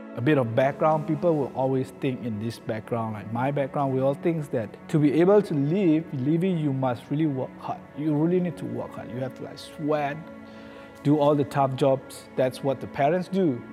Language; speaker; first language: English; non-native, fluent; Burmese